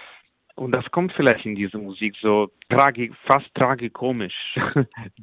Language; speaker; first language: German; non-native, fluent; Russian